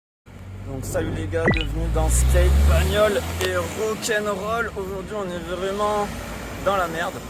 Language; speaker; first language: French; native; French